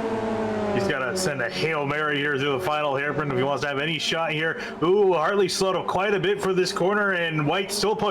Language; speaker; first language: English; native; English